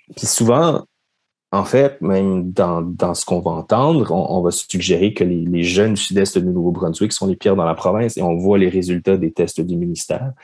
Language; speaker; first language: French; native; French